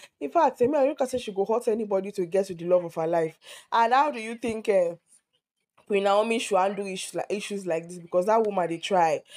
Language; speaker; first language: Nigerian Pidgin; native; Nigerian Pidgin